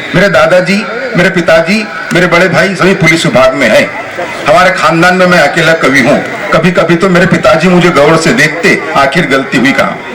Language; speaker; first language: Hindi; non-native, local second language; Telugu